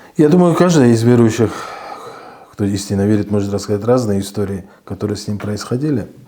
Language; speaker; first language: Russian; non-native, local second language; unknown